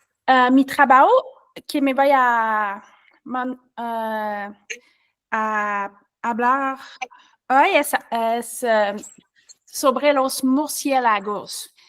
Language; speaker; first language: Spanish; non-native, learner; French